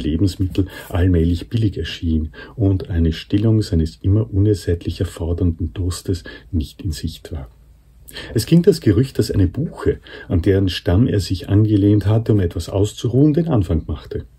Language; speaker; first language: German; native; German